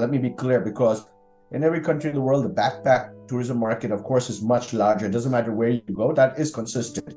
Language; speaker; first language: English; non-native, local second language; Hindi